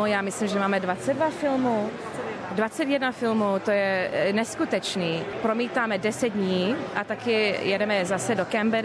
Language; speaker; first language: Czech; early bilingual, heritage; English